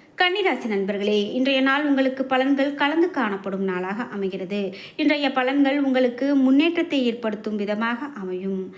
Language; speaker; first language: Tamil; native; Tamil